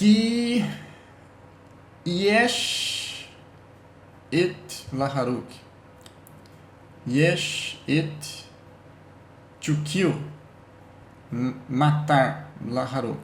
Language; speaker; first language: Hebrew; non-native, learner; Portuguese